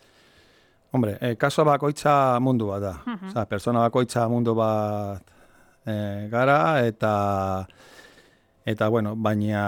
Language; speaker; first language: Basque; non-native, local second language; Spanish